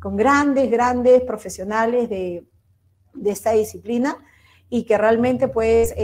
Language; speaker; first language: Spanish; native; Spanish